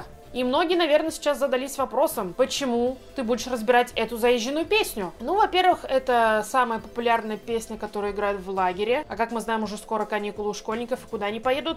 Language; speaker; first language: Russian; native; Russian